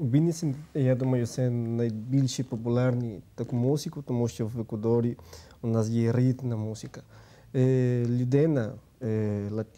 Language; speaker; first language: Ukrainian; non-native, learner; Spanish